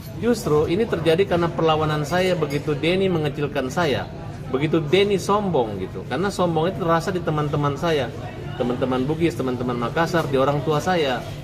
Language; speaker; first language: Indonesian; native; Indonesian